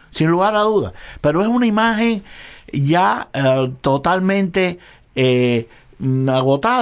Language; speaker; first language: Spanish; native; Spanish